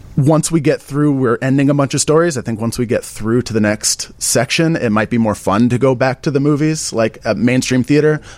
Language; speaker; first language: English; native; English